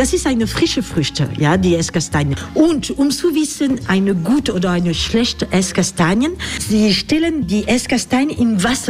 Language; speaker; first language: German; non-native, fluent; French